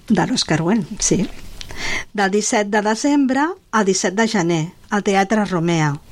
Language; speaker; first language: Catalan; native; Catalan